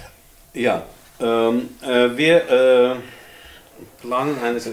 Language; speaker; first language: German; non-native, fluent; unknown